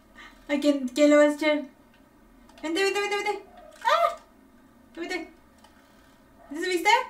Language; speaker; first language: Spanish; native; Spanish